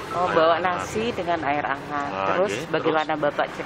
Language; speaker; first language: Indonesian; native; Indonesian